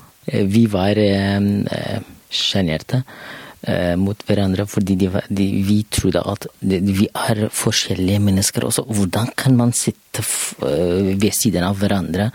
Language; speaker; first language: Norwegian; non-native, learner; Kurdish